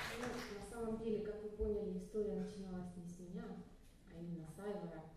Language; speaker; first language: Russian; native; Russian